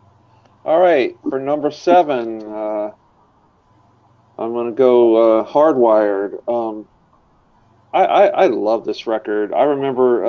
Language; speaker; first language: English; native; English